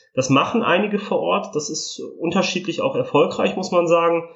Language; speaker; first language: German; early bilingual, other home language; Italian